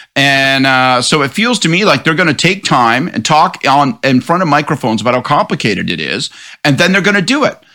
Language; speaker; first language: English; native; English